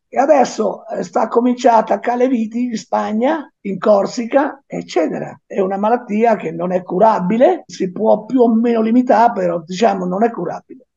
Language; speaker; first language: Italian; native; Italian